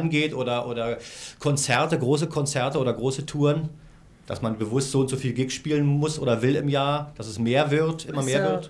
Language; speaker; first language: German; native; German